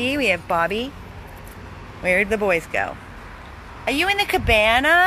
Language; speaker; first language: English; native; English